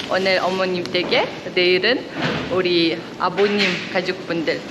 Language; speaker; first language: Korean; non-native, fluent; Uzbek